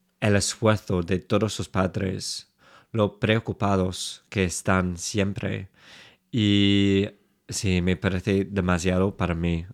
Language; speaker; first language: Spanish; non-native, fluent; English